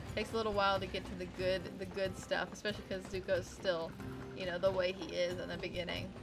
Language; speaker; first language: English; native; English